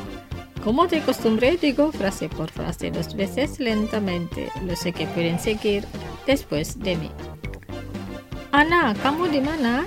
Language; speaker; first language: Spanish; non-native, fluent; Indonesian